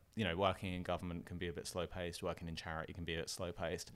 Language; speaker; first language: English; native; English